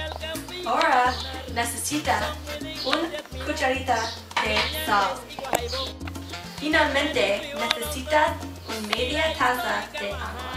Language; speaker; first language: Spanish; non-native, learner; English